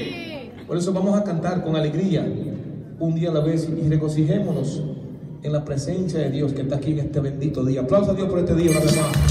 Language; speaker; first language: Spanish; native; Spanish